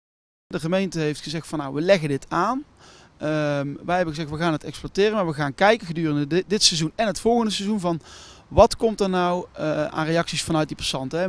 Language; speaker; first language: Dutch; native; Dutch